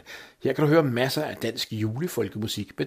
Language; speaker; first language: Danish; native; Danish